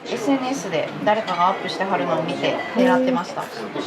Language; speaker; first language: Japanese; native; Japanese